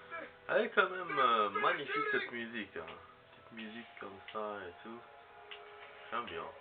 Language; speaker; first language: French; native; French